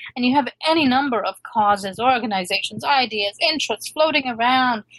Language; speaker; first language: English; non-native, local second language; Urdu